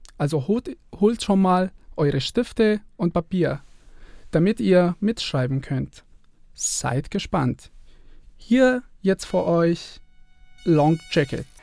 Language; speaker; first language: German; non-native, fluent; Arabic